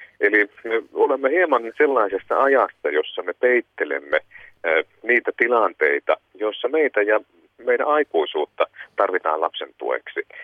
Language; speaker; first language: Finnish; native; Finnish